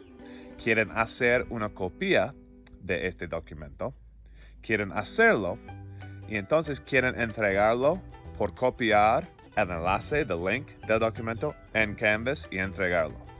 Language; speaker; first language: Spanish; non-native, fluent; English